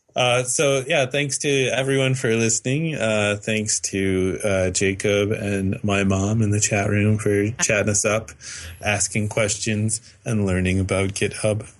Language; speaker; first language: English; native; English